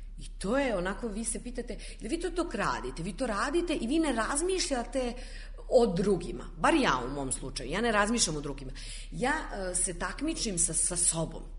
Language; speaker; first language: Serbian; native; Serbian